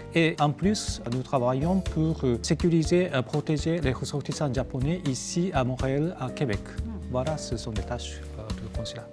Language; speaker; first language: French; non-native, fluent; Japanese